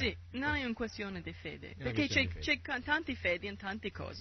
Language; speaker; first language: Italian; non-native, learner; English